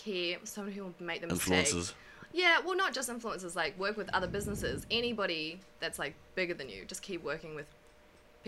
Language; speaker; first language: English; native; English